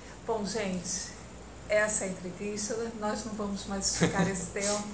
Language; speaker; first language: Portuguese; native; Portuguese